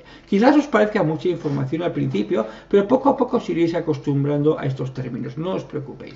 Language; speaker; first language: Spanish; native; Spanish